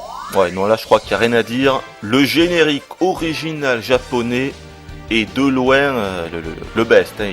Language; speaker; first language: French; native; French